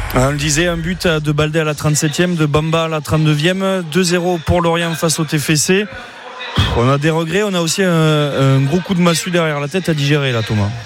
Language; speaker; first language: French; native; French